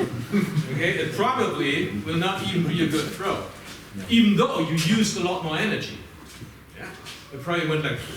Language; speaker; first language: English; non-native, fluent; German